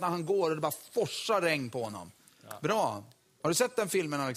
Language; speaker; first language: Swedish; native; Swedish